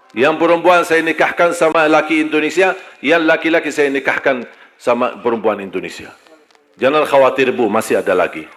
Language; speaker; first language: Malay; non-native, fluent; Arabic